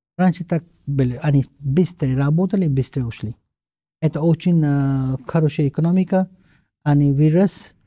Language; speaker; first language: Russian; non-native, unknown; Hindi